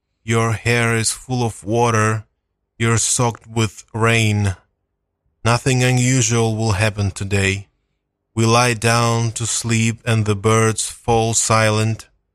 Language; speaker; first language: English; non-native, fluent; Ukrainian